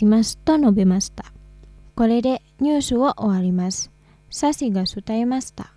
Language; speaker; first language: Japanese; non-native, fluent; Indonesian